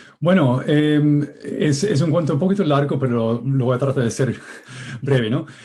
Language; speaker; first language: Spanish; non-native, fluent; English